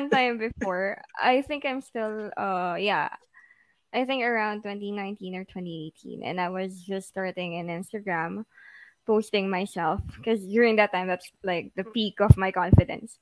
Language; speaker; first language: English; non-native, local second language; Filipino